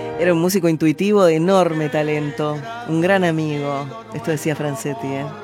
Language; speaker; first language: Spanish; native; Spanish